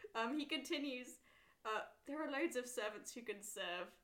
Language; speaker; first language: English; native; English